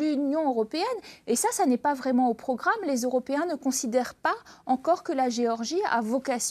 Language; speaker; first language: French; native; French